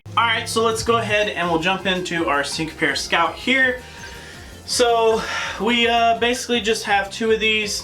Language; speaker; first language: English; native; English